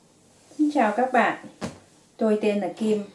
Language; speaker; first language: Vietnamese; early bilingual, heritage; Vietnamese